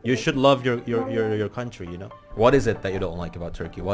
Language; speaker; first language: English; non-native, fluent; Indonesian